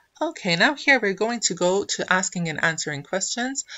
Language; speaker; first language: English; non-native, fluent; Arabic